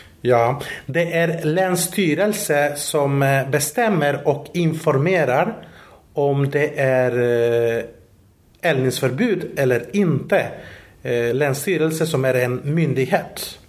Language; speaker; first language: Swedish; non-native, fluent; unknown